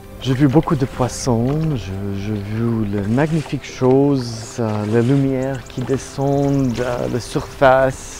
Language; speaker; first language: French; non-native, learner; Italian